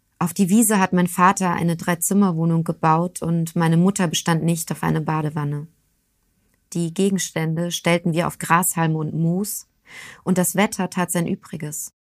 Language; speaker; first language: German; early bilingual, other home language; Turkish